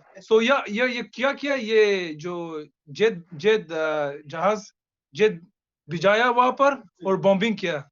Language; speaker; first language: Hindi; non-native, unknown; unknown